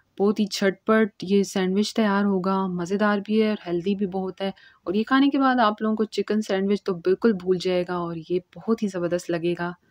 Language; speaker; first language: Urdu; native; Urdu